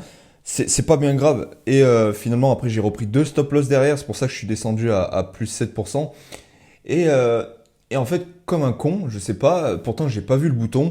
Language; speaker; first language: French; native; French